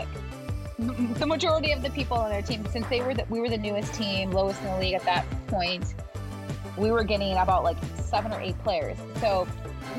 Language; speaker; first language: English; native; English